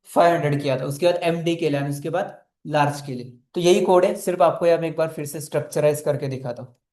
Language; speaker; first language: Hindi; non-native, local second language; Marathi